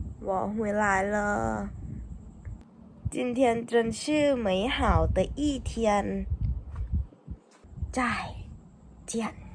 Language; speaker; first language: Chinese; non-native, learner; Thai